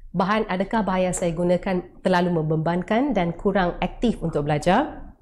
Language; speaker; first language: Malay; non-native, local second language; Tamil